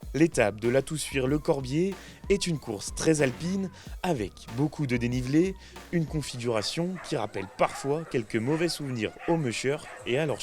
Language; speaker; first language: French; native; French